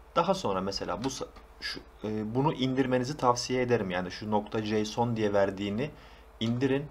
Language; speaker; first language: Turkish; native; Turkish